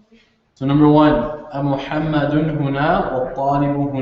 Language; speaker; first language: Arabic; non-native, fluent; English